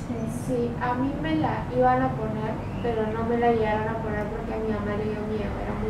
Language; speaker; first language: Spanish; native; Spanish